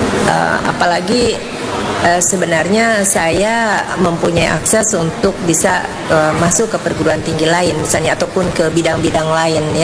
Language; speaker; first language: Indonesian; native; Indonesian